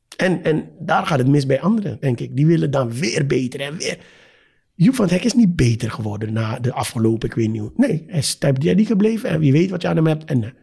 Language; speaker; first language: Dutch; native; Dutch